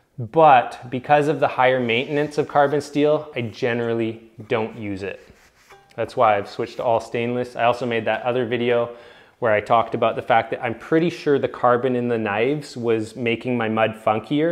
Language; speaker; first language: English; native; English